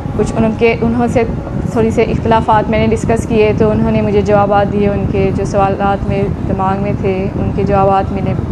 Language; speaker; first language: Urdu; native; Urdu